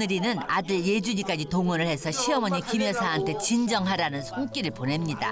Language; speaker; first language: Korean; native; Korean